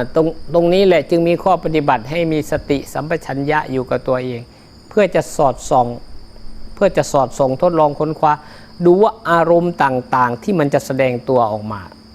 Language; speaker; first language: Thai; native; Thai